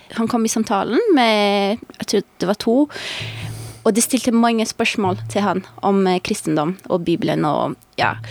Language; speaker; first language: Norwegian; non-native, fluent; Portuguese